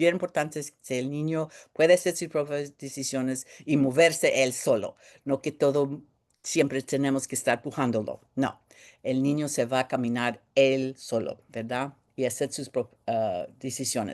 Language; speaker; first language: Spanish; early bilingual, heritage; Spanish